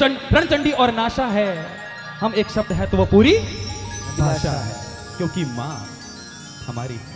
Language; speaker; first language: Hindi; native; Hindi